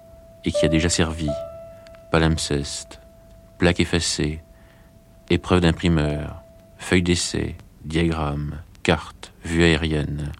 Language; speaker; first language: French; native; French